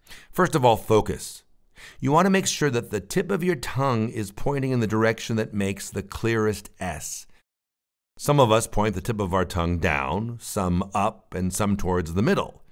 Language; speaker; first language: English; native; English